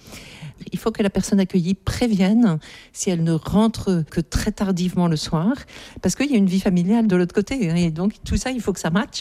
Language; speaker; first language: French; native; French